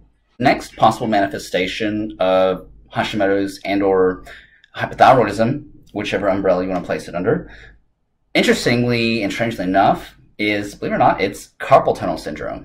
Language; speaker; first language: English; native; English